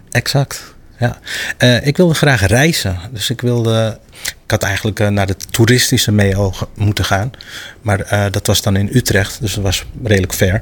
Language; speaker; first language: Dutch; native; Dutch